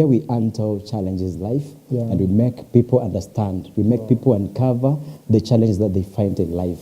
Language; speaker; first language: English; non-native, local second language; Swahili